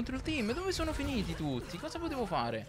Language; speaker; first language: Italian; native; Italian